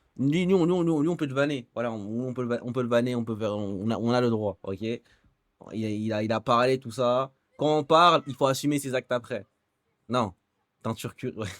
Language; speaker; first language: French; native; French